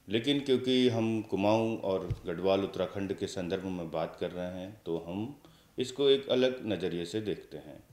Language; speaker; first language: Hindi; native; Hindi